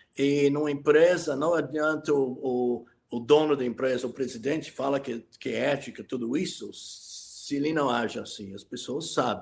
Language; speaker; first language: Portuguese; non-native, fluent; English